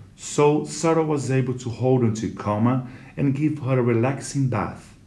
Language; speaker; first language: English; non-native, fluent; Portuguese